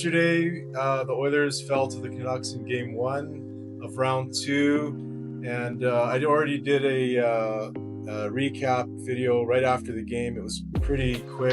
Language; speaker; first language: English; native; English